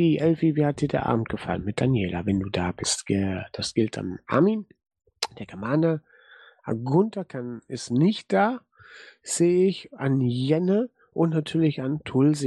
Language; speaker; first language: German; native; German